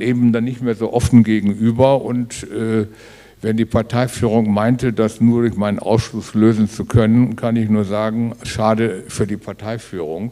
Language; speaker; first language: German; native; German